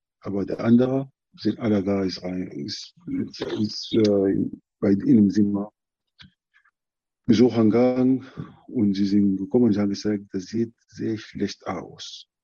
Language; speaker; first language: German; non-native, learner; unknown